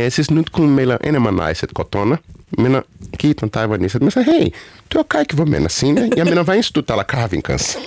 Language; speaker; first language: Finnish; non-native, fluent; Portuguese